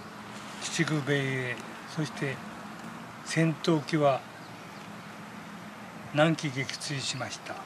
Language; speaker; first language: Japanese; native; Japanese